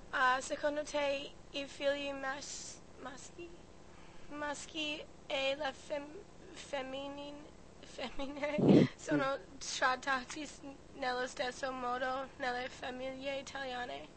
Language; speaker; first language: Italian; non-native, learner; English